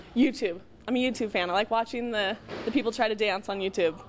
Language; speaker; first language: English; native; English